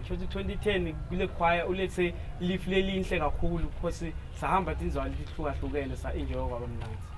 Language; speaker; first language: Zulu; non-native, local second language; Swati